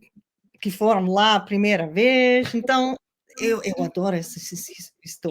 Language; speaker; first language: Portuguese; non-native, learner; Dutch